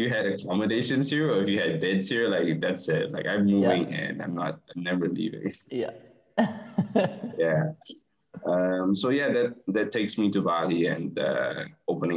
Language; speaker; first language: English; non-native, local second language; Chinese